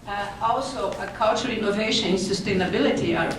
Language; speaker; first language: English; non-native, fluent; Portuguese